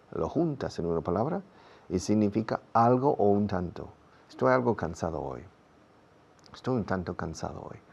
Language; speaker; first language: Spanish; non-native, fluent; English